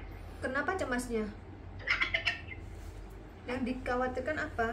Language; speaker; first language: Indonesian; native; Indonesian